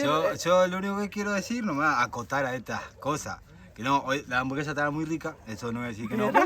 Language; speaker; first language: Spanish; native; Spanish